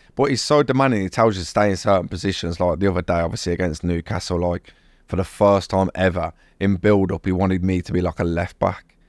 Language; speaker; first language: English; native; English